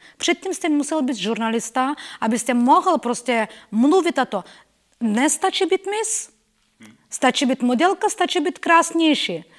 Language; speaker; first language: Czech; non-native, fluent; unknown